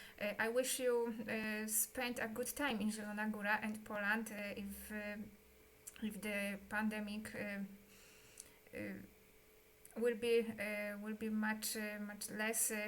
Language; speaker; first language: English; non-native, learner; Polish